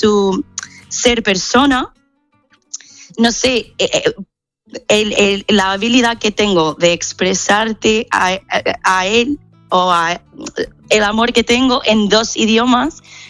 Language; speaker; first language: Spanish; non-native, fluent; English